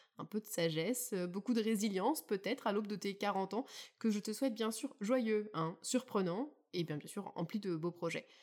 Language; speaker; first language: French; native; French